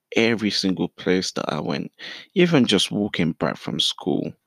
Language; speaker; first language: English; early bilingual, other home language; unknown